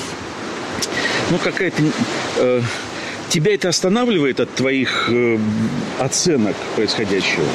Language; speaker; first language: Russian; native; Russian